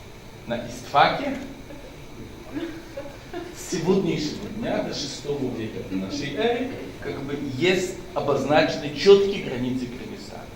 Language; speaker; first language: Russian; non-native, fluent; Polish